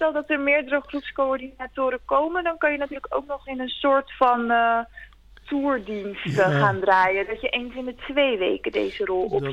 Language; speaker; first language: Dutch; native; Dutch